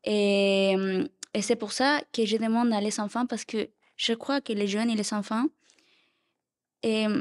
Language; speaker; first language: French; non-native, learner; Spanish